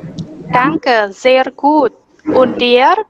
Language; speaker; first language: German; non-native, fluent; Indonesian